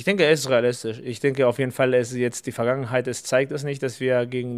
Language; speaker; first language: German; non-native, fluent; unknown